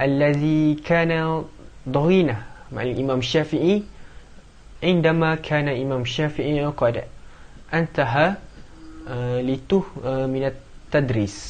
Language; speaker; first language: Arabic; non-native, learner; Malay